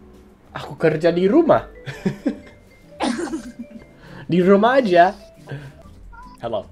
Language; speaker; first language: Indonesian; non-native, fluent; English